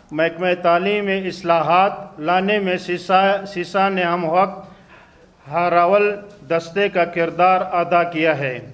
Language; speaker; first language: Urdu; non-native, local second language; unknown